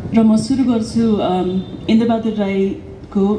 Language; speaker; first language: Nepali; early bilingual, other home language; English